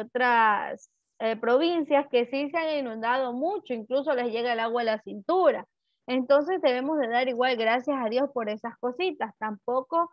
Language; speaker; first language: Spanish; native; Spanish